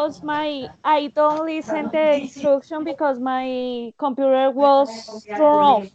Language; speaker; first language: English; non-native, learner; Spanish